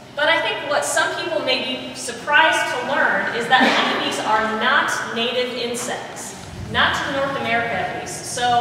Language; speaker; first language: English; native; English